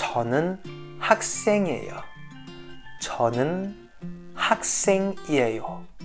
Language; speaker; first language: Korean; non-native, fluent; French